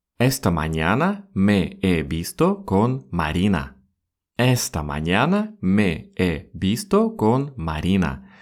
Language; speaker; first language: Spanish; non-native, fluent; Russian